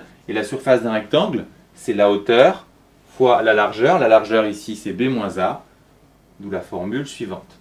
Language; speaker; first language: French; native; French